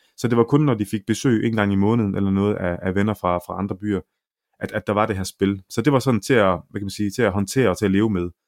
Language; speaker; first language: Danish; early bilingual, other home language; Arabic